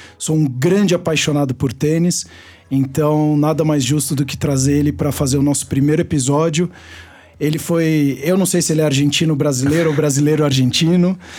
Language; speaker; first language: Portuguese; native; Portuguese